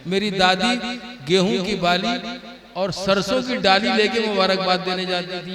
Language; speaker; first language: Hindi; native; Hindi